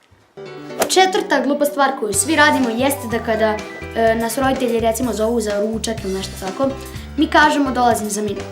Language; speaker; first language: Bosnian; native; Bosnian